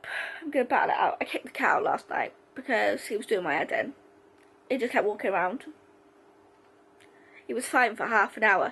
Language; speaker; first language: English; native; English